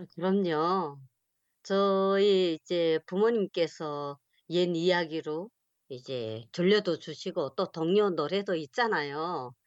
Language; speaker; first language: Korean; native; Korean